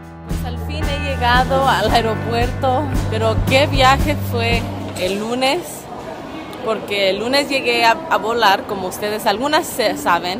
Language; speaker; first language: Spanish; early bilingual, other home language; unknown